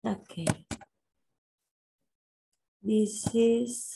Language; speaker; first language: English; non-native, learner; Spanish